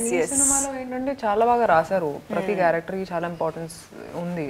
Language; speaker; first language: Telugu; non-native, fluent; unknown